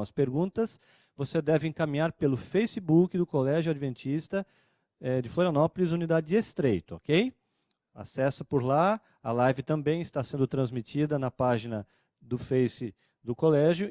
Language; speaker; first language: Portuguese; native; Portuguese